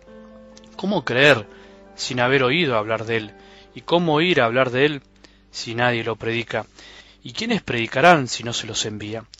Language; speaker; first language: Spanish; native; Spanish